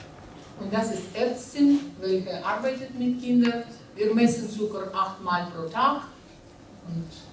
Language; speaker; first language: German; non-native, learner; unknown